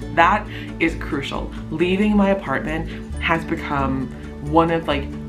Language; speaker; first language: English; native; English